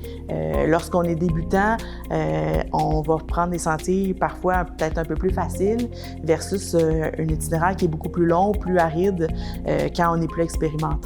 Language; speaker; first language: French; native; French